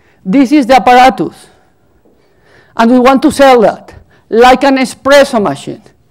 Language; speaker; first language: English; non-native, fluent; Spanish